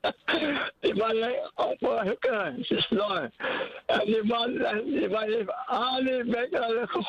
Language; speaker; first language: Dutch; non-native, learner; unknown